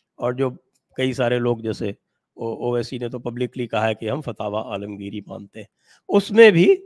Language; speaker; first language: Hindi; native; Hindi